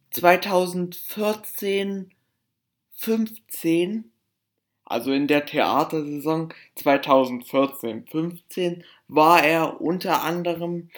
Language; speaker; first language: German; native; German